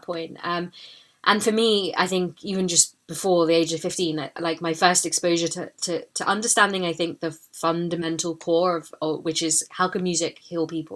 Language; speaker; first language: English; native; English